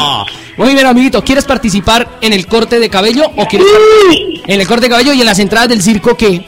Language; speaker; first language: Spanish; native; Spanish